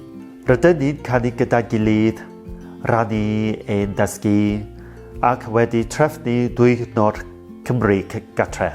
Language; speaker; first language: Welsh; non-native, learner; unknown